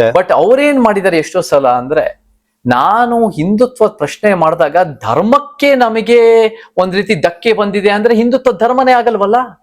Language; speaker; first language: Kannada; early bilingual, heritage; Kannada